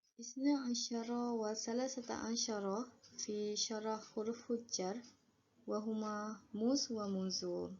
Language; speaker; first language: Arabic; non-native, learner; Malay